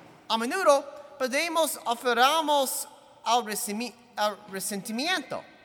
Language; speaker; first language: Spanish; non-native, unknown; English